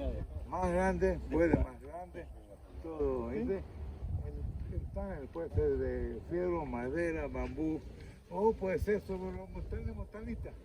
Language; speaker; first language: Spanish; non-native, fluent; Hebrew